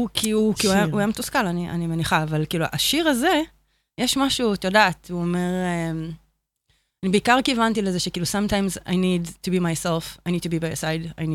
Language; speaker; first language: Hebrew; native; Hebrew